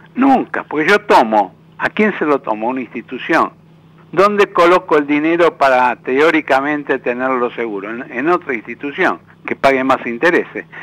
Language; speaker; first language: Spanish; native; Spanish